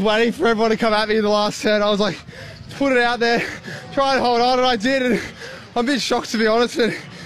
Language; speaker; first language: English; native; English